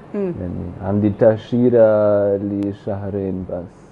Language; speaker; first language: Arabic; non-native, learner; German